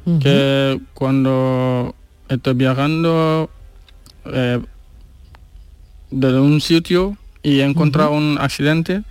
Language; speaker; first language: Spanish; non-native, learner; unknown